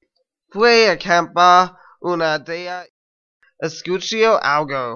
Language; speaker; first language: Spanish; non-native, learner; English